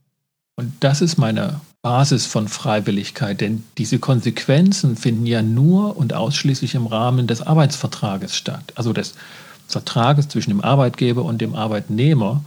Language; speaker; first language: German; native; German